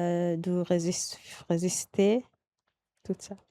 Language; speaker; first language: French; non-native, learner; Arabic